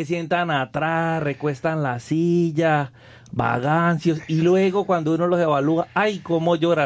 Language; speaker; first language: Spanish; native; Spanish